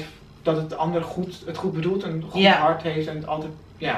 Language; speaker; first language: Dutch; native; Dutch